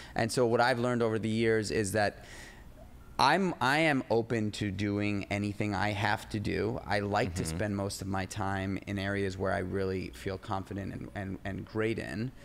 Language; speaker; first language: English; native; English